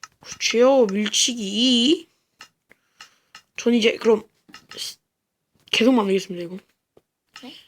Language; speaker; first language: Korean; native; Korean